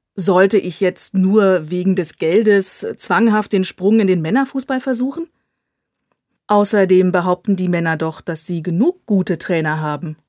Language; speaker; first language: German; native; German